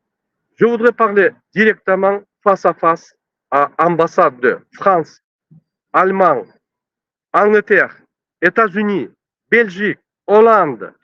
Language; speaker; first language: French; non-native, learner; Turkmen